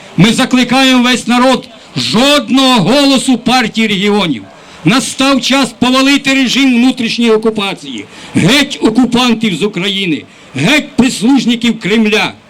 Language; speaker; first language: Ukrainian; native; Ukrainian